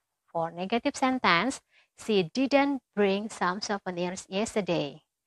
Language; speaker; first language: English; non-native, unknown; Indonesian